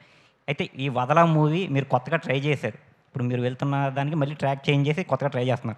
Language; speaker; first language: Telugu; native; Telugu